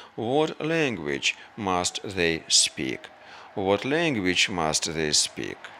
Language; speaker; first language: English; non-native, fluent; Russian